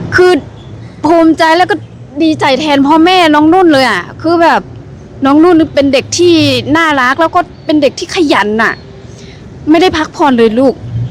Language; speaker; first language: Thai; native; Thai